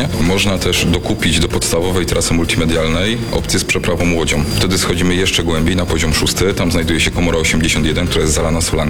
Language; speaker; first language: Polish; native; Polish